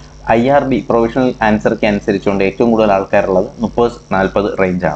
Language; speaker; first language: Malayalam; native; Malayalam